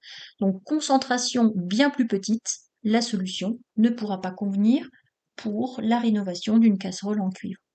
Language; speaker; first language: French; native; French